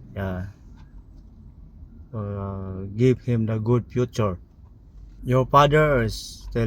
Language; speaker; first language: English; non-native, learner; Nepali